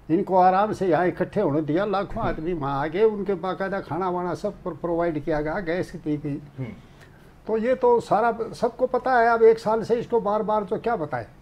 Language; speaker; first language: Hindi; native; Hindi